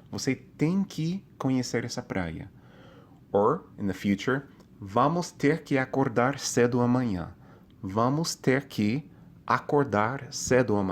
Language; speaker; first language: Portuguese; non-native, fluent; English